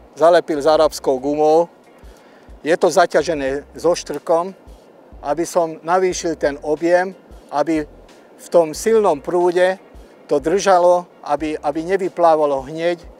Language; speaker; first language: Slovak; non-native, local second language; Hungarian